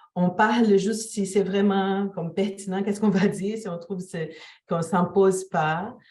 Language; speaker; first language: French; non-native, fluent; Portuguese